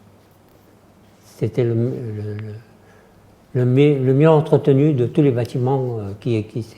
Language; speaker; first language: French; native; French